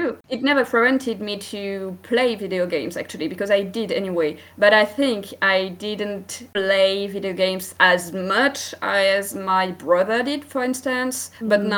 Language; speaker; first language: English; non-native, fluent; French